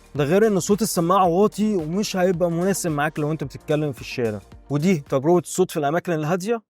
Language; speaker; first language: Arabic; native; Arabic